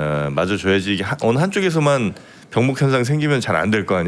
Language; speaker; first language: Korean; native; Korean